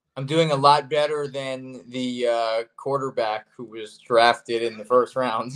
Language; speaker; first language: English; native; English